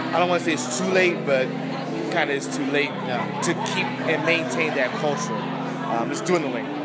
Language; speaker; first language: English; native; English